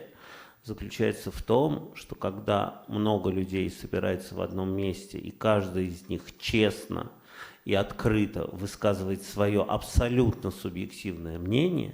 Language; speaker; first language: Russian; native; Russian